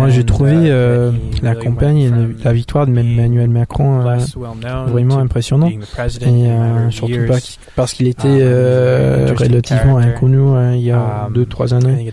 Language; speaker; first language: French; non-native, fluent; English